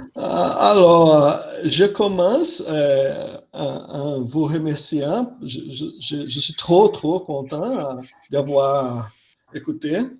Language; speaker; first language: French; non-native, fluent; Portuguese